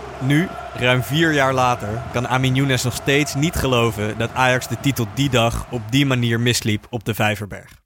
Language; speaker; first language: Dutch; native; Dutch